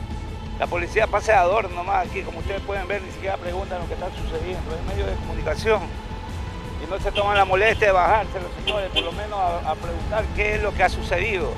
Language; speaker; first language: Spanish; native; Spanish